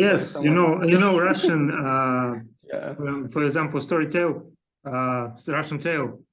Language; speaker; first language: English; non-native, learner; Russian